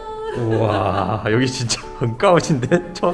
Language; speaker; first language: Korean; non-native, learner; Chinese